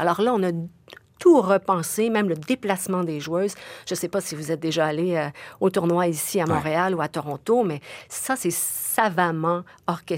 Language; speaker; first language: French; native; French